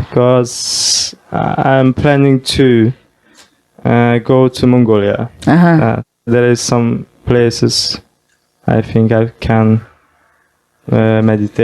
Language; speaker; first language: English; non-native, fluent; Mongolian